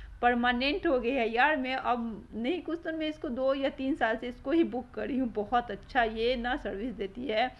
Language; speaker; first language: Hindi; native; Hindi